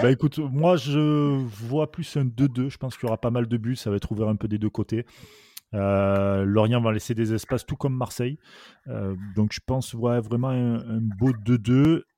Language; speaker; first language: French; native; French